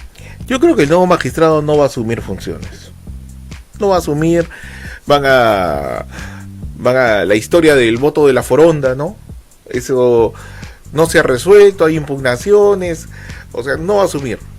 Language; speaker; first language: Spanish; native; Spanish